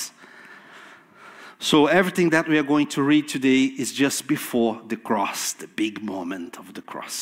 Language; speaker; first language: English; non-native, fluent; Portuguese